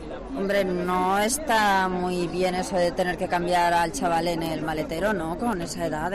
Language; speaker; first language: Spanish; native; Spanish